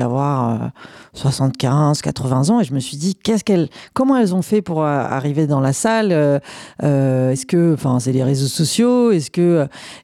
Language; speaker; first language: French; native; French